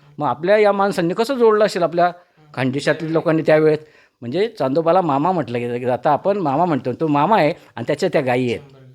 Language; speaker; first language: Marathi; native; Marathi